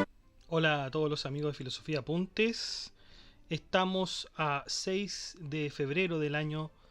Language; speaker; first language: Spanish; native; Spanish